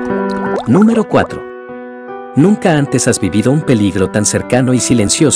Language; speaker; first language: Spanish; native; Spanish